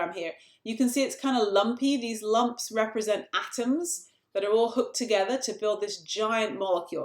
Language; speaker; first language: English; native; English